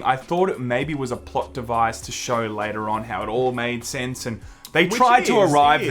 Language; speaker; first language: English; native; English